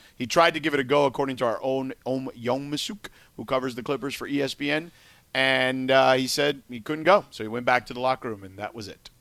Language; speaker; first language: English; native; English